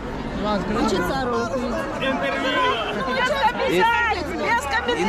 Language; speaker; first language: Russian; non-native, learner; Romanian